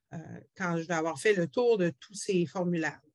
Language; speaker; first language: French; native; French